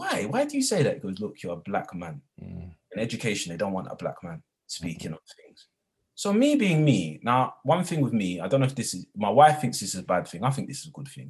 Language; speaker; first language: English; native; English